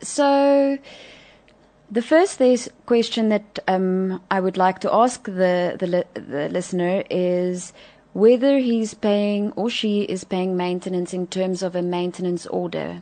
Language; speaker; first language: English; non-native, local second language; Afrikaans